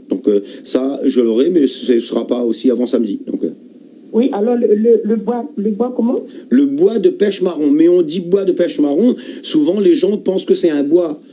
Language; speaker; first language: French; native; French